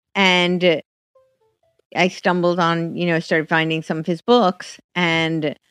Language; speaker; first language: English; native; English